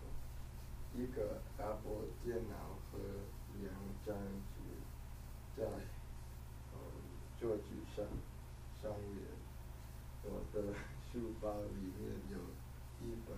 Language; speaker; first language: Chinese; non-native, learner; Thai